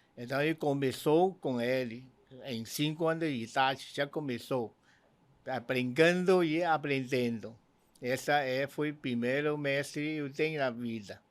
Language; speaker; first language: Portuguese; non-native, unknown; Cantonese